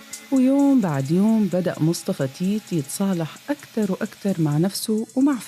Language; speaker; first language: Arabic; native; Arabic